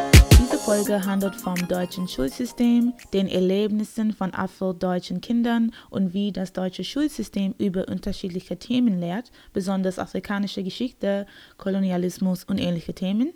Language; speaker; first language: German; non-native, learner; English